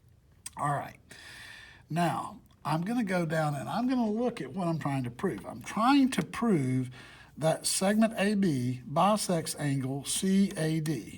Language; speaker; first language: English; native; English